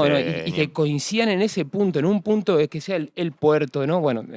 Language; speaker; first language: Spanish; native; Spanish